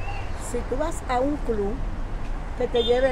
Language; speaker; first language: Spanish; native; Spanish